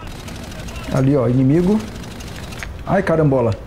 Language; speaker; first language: Portuguese; native; Portuguese